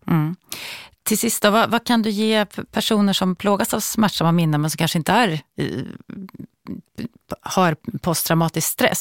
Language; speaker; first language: Swedish; native; Swedish